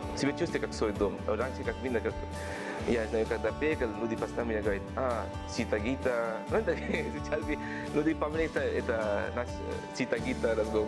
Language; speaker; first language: Russian; non-native, learner; Tamil